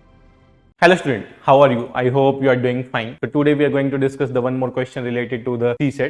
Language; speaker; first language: English; non-native, local second language; Hindi